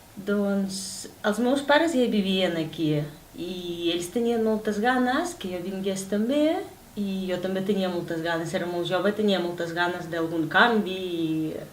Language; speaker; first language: Catalan; early bilingual, other home language; Russian